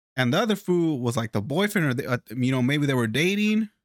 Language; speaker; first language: English; early bilingual, other home language; Spanish